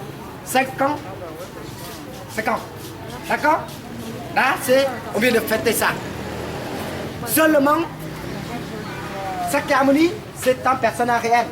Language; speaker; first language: French; non-native, fluent; Vietnamese